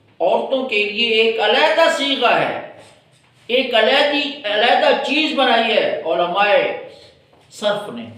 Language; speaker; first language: Urdu; native; Urdu